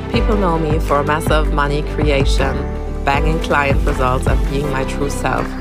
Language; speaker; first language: English; early bilingual, other home language; German